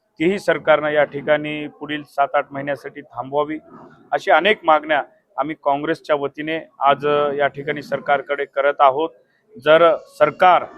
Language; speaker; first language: Marathi; native; Marathi